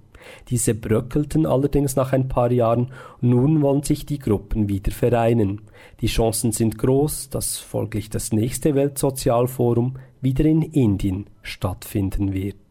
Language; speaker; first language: German; native; German